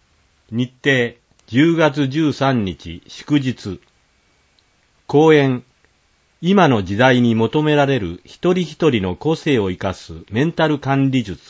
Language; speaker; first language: Japanese; native; Japanese